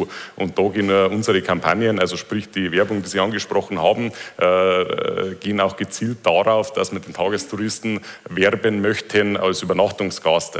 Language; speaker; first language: German; native; German